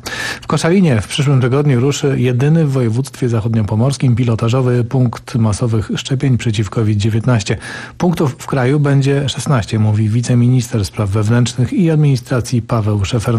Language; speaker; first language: Polish; native; Polish